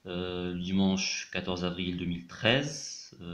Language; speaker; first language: French; non-native, local second language; Arabic